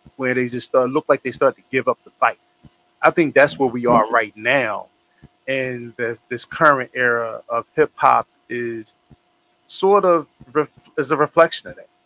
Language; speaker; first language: English; native; English